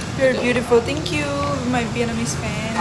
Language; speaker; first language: English; non-native, learner; Burmese